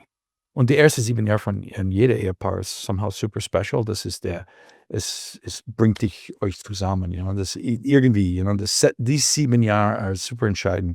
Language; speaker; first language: German; non-native, learner; English